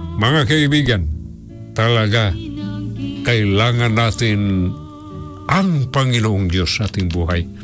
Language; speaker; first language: Filipino; non-native, local second language; Cebuano